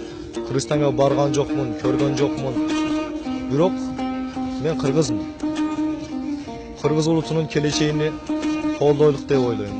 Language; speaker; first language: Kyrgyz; early bilingual, heritage; Kyrgyz